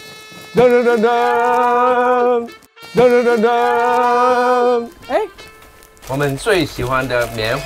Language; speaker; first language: Chinese; non-native, local second language; Cantonese